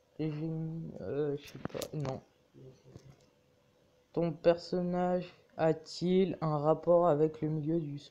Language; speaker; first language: French; native; French